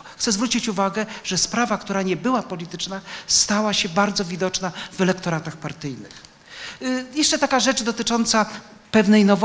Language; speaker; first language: Polish; native; Polish